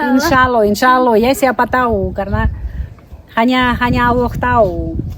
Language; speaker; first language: Indonesian; non-native, fluent; Russian